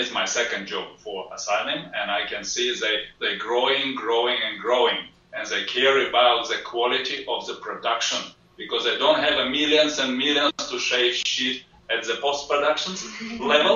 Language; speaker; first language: English; non-native, fluent; Russian